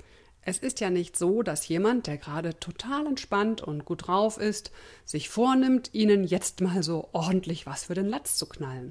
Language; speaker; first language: German; native; German